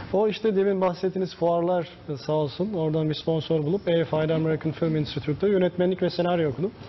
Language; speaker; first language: Turkish; early bilingual, heritage; Turkish